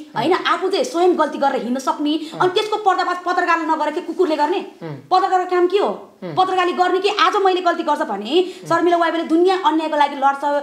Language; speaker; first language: Nepali; non-native, local second language; Eastern Tamang